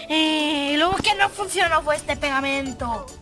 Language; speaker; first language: Spanish; native; Spanish